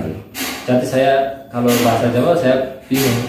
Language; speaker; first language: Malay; non-native, learner; Turkish